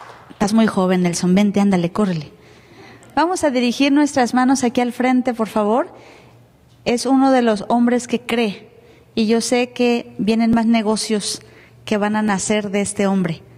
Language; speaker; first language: Spanish; native; Spanish